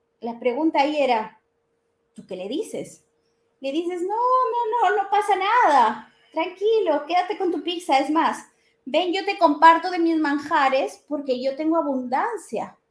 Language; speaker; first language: Spanish; native; Spanish